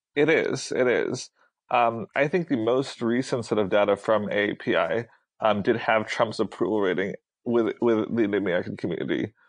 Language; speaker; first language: English; early bilingual, other home language; Hindi